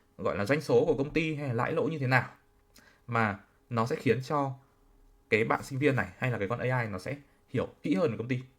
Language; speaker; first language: Vietnamese; native; Vietnamese